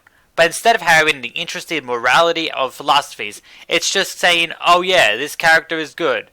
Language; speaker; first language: English; native; English